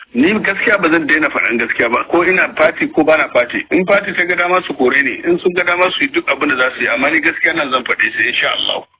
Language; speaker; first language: Hausa; native; Hausa